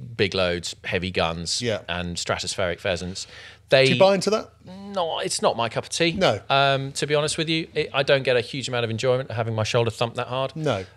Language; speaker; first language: English; native; English